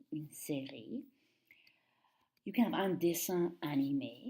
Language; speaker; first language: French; non-native, fluent; English